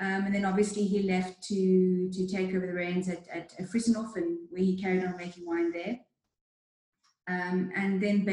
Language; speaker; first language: English; native; English